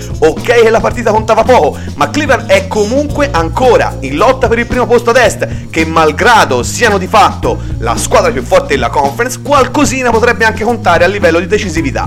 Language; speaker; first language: Italian; native; Italian